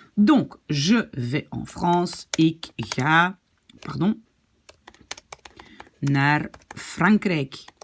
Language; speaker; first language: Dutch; non-native, fluent; French